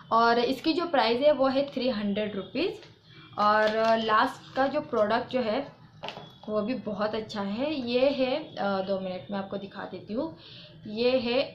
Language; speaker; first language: Hindi; non-native, local second language; Marathi